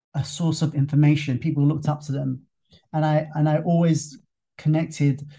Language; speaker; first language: English; native; English